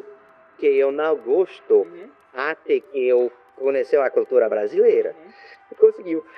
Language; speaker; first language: Portuguese; non-native, learner; French